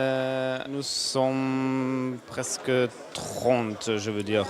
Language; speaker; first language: French; non-native, learner; German